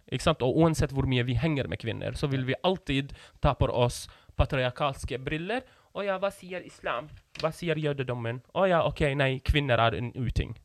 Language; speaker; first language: Norwegian; non-native, fluent; Kurdish